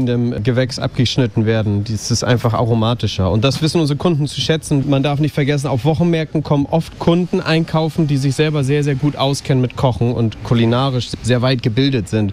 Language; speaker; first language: German; native; German